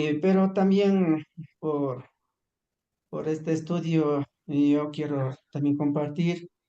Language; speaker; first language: Spanish; non-native, local second language; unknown